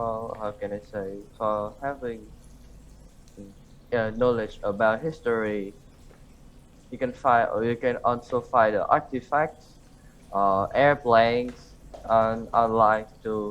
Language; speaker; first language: English; non-native, learner; Vietnamese